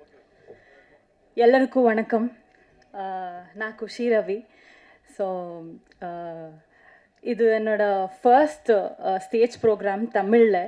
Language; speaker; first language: Tamil; non-native, learner; Kannada